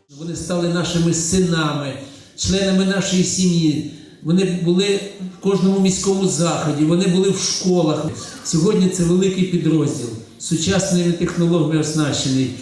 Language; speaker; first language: Ukrainian; native; Ukrainian